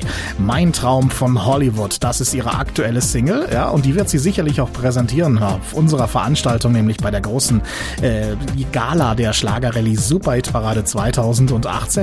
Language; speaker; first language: German; native; German